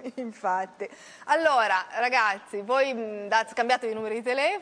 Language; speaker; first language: Italian; native; Italian